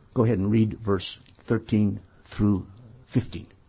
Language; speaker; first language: English; native; English